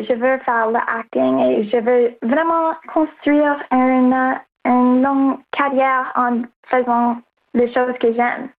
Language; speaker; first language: French; non-native, local second language; English